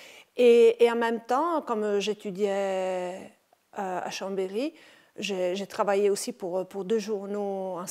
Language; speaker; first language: French; non-native, local second language; Italian